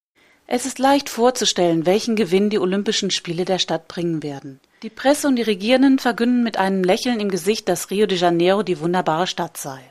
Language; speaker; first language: German; native; German